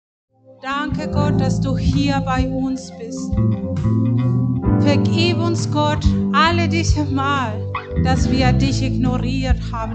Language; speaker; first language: German; non-native, fluent; Spanish